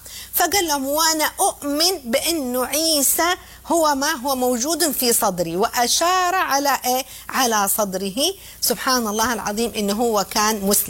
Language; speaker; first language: Arabic; native; Arabic